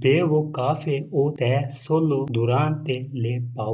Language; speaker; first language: Italian; non-native, fluent; Punjabi